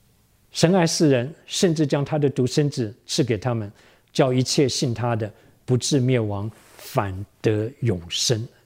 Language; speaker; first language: Chinese; native; Chinese